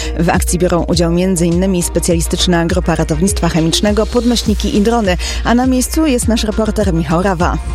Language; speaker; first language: Polish; native; Polish